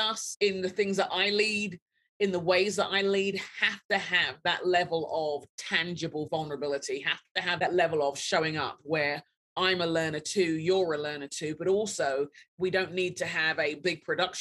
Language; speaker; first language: English; native; English